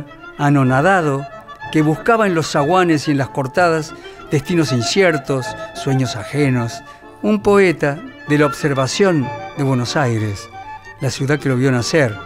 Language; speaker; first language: Spanish; native; Spanish